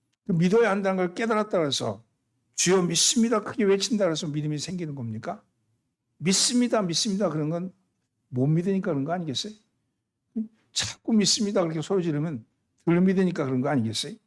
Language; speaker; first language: Korean; native; Korean